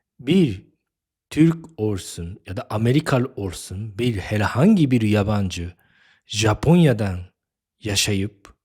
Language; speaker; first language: Turkish; non-native, fluent; Japanese